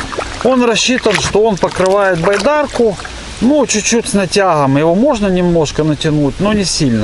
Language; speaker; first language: Russian; native; Russian